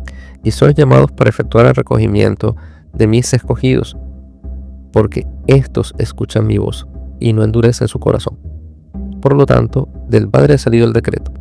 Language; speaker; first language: Spanish; native; Spanish